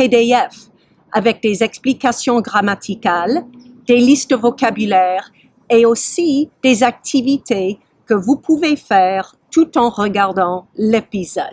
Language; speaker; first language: French; early bilingual, heritage; French